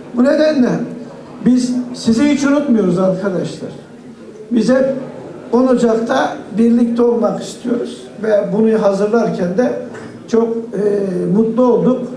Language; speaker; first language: Turkish; native; Turkish